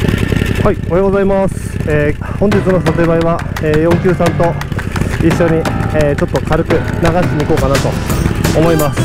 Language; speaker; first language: Japanese; native; Japanese